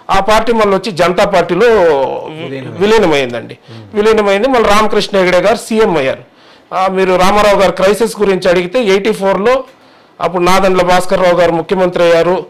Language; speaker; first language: Telugu; native; Telugu